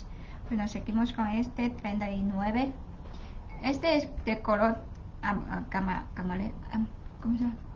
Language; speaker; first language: Spanish; non-native, learner; Chinese